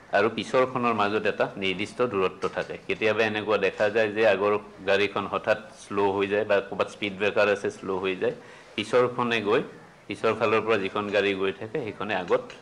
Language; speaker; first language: Assamese; native; Assamese